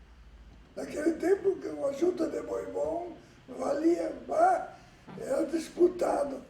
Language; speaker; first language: Portuguese; early bilingual, other home language; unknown